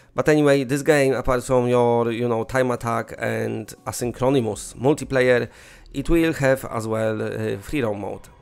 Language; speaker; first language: English; non-native, fluent; Polish